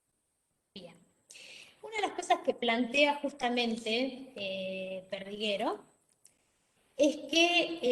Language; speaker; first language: Spanish; native; Spanish